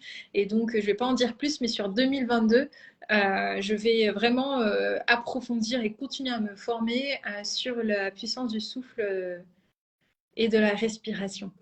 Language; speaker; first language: French; native; French